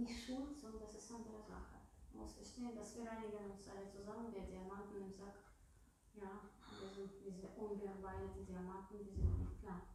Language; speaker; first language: German; non-native, learner; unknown